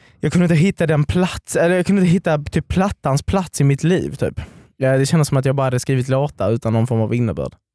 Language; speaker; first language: Swedish; native; Swedish